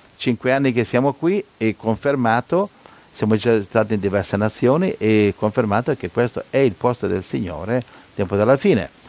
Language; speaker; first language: Italian; native; Italian